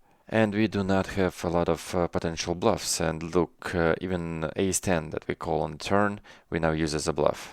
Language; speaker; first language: English; non-native, fluent; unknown